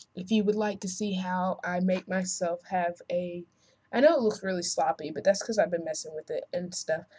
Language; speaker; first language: English; native; English